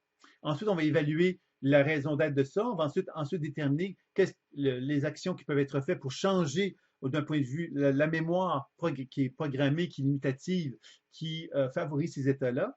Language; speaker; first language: French; native; French